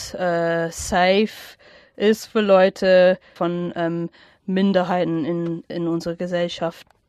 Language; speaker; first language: German; non-native, fluent; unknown